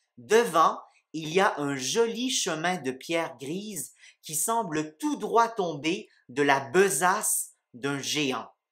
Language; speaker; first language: French; native; French